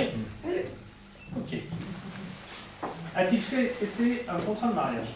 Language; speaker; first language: French; native; French